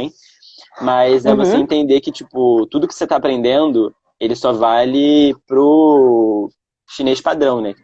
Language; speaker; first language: Portuguese; native; Portuguese